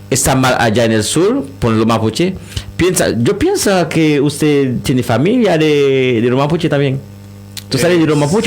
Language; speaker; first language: Spanish; non-native, learner; Haitian Creole